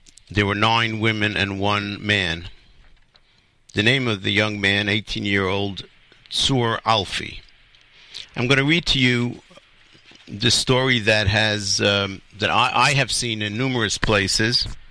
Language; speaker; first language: English; native; English